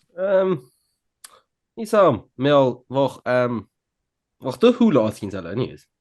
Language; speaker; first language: Irish; native; Irish